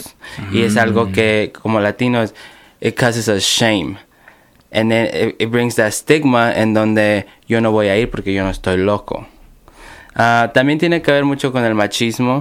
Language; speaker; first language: Spanish; early bilingual, other home language; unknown